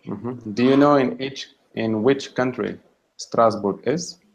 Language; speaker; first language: English; non-native, fluent; Russian